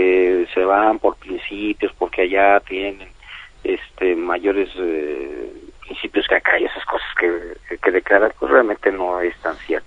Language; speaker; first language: Spanish; native; Spanish